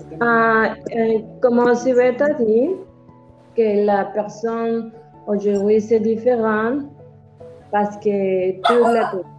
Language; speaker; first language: French; non-native, learner; Spanish